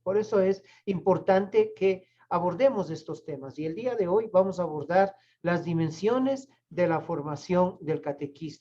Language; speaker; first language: Spanish; native; Spanish